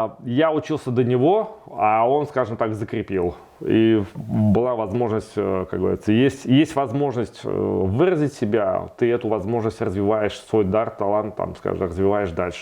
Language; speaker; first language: Russian; native; Russian